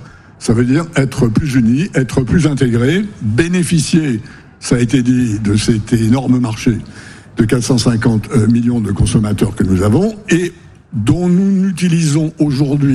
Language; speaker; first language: French; native; French